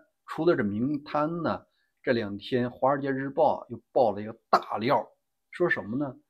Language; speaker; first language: Chinese; native; Chinese